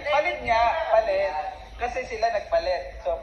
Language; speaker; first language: Filipino; native; Filipino